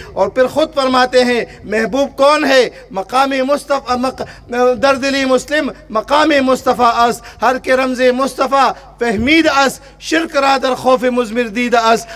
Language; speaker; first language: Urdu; non-native, local second language; Pashto